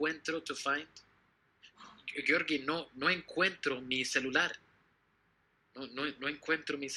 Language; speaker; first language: Spanish; non-native, fluent; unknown